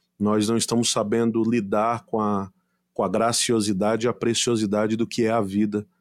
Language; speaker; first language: Portuguese; native; Portuguese